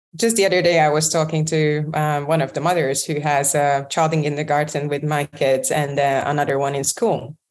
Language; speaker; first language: English; non-native, fluent; Hungarian